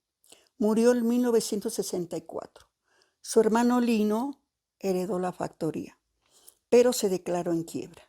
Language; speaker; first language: Spanish; native; Spanish